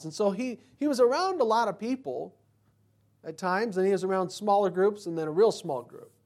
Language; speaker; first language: English; native; English